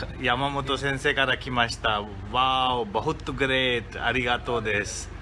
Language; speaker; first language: Japanese; non-native, fluent; Hindi